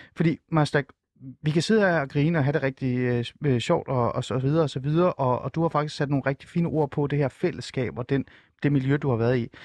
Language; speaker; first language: Danish; early bilingual, other home language; Persian